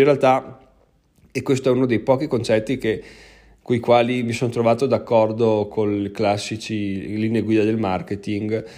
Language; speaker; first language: Italian; native; Italian